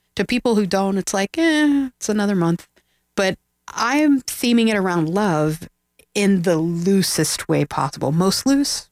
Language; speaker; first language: English; native; English